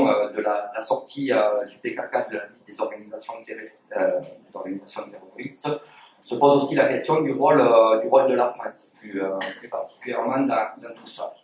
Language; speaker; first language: French; native; French